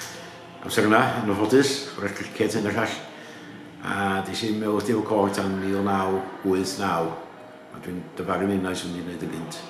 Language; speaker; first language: Welsh; native; Welsh